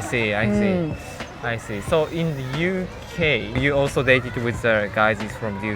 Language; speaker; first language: English; non-native, learner; Japanese